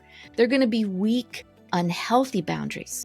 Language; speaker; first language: English; native; English